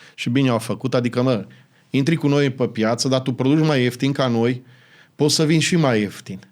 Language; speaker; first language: Romanian; native; Romanian